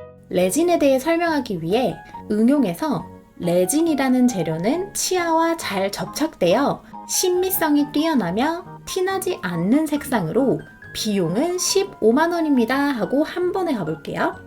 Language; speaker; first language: Korean; native; Korean